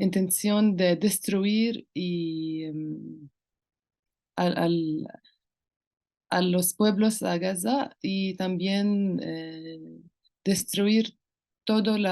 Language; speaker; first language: Spanish; non-native, local second language; Arabic